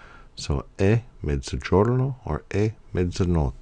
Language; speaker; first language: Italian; non-native, fluent; English